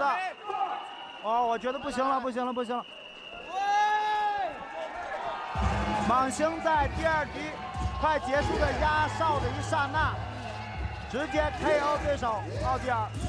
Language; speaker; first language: Chinese; native; Chinese